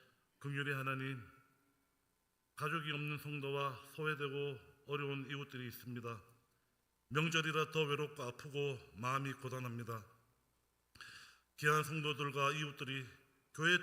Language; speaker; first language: Korean; native; Korean